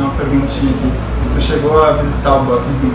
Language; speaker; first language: Portuguese; native; Portuguese